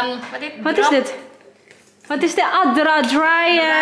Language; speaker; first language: Dutch; non-native, learner; Waray